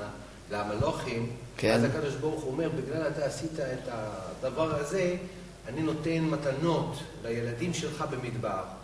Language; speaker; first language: Hebrew; non-native, learner; English